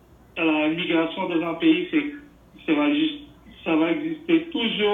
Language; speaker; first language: French; non-native, fluent; Portuguese